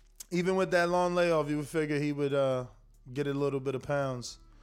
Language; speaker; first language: English; native; English